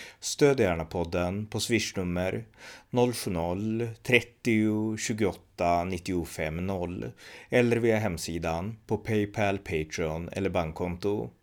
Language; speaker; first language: Swedish; native; Swedish